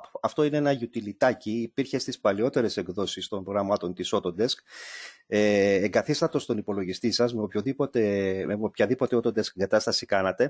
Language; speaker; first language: Greek; native; Greek